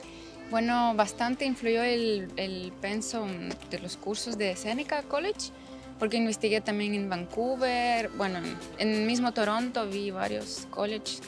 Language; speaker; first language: Spanish; non-native, fluent; Ukrainian